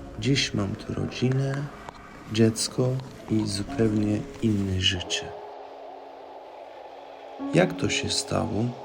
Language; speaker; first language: Polish; non-native, fluent; Turkish